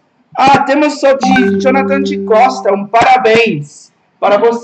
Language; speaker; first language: Portuguese; non-native, fluent; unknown